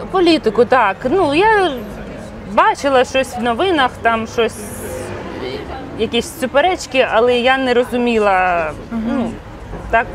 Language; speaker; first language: Ukrainian; non-native, local second language; Russian